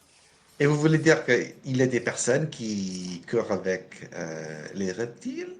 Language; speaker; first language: French; non-native, learner; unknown